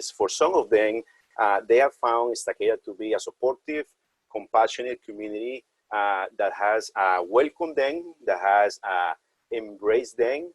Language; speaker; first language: English; non-native, fluent; Spanish